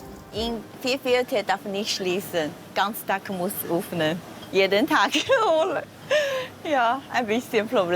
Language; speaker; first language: German; non-native, learner; Chinese